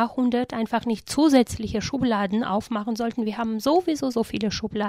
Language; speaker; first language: German; non-native, fluent; Georgian